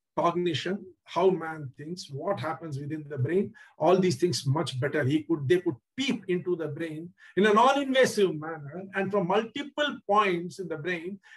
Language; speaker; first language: English; non-native, local second language; Tamil